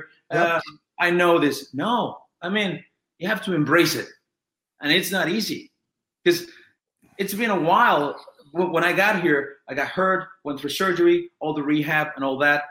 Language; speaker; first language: English; non-native, fluent; Spanish